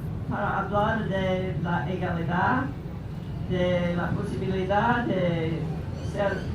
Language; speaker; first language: Spanish; non-native, learner; English